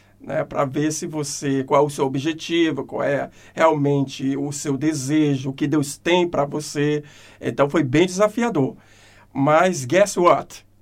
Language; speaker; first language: Portuguese; native; Portuguese